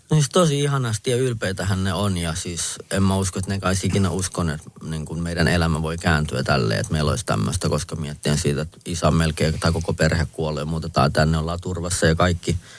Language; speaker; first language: Finnish; early bilingual, other home language; Kurdish